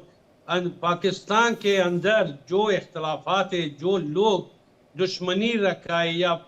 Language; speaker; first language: Hindi; non-native, fluent; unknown